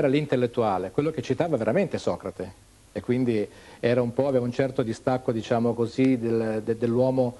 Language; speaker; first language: Italian; native; Italian